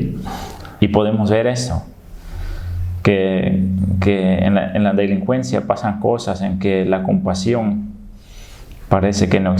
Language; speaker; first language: Spanish; non-native, fluent; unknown